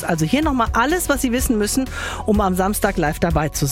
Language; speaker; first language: German; native; German